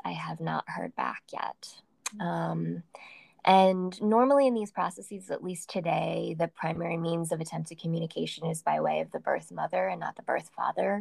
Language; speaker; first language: English; native; English